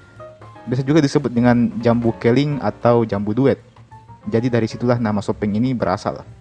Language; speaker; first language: Indonesian; native; Indonesian